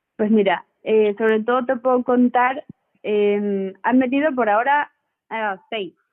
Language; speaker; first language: Spanish; native; Spanish